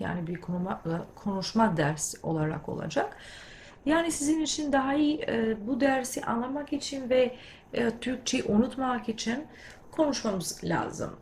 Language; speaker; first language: Turkish; non-native, fluent; Albanian